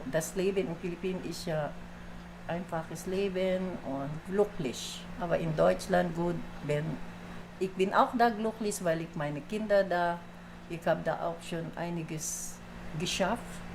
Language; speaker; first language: German; non-native, learner; Filipino